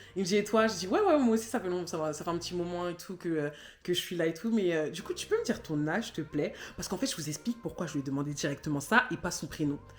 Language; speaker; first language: French; native; French